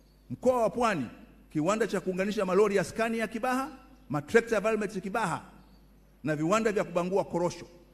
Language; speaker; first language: Swahili; native; Swahili